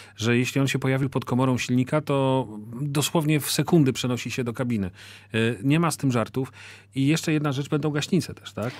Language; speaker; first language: Polish; native; Polish